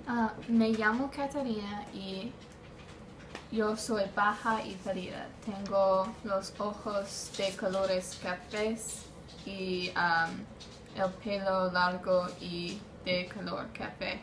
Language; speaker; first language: Spanish; non-native, learner; English